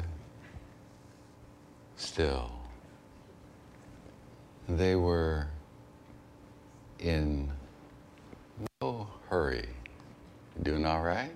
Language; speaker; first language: English; native; English